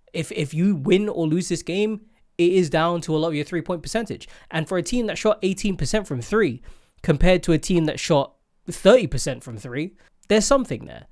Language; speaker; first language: English; native; English